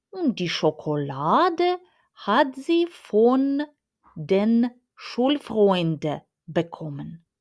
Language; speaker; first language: German; non-native, fluent; Ukrainian